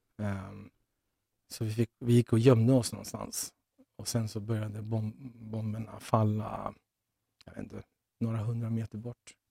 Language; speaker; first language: Swedish; early bilingual, other home language; Persian